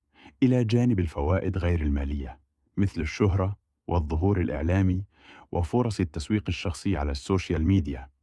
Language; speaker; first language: Arabic; native; Arabic